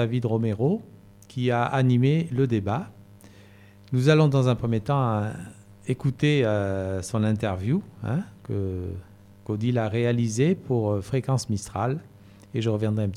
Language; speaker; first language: French; native; French